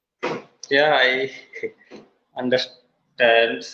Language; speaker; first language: English; non-native, learner; Hindi